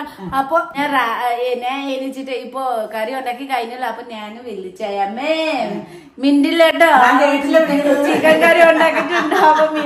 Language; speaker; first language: Malayalam; non-native, learner; Nepali